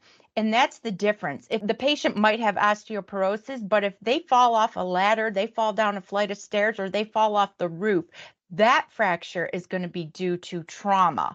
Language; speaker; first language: English; native; English